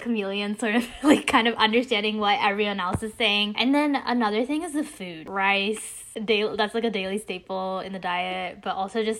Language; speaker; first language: English; early bilingual, other home language; Bangla